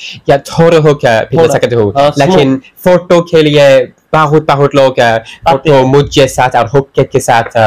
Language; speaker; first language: Hindi; non-native, learner; English